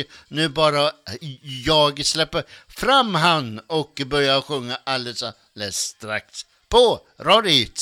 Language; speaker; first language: Swedish; native; Swedish